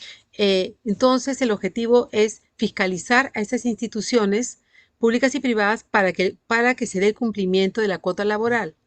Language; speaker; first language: Spanish; native; Spanish